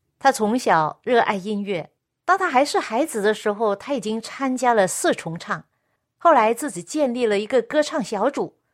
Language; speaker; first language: Chinese; non-native, local second language; Cantonese